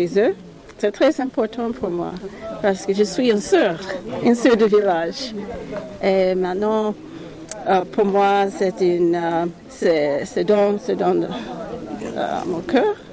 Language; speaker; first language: French; non-native, learner; English